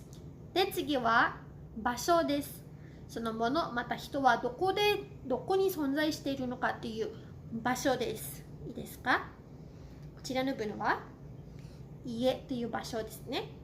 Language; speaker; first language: Japanese; non-native, fluent; Cebuano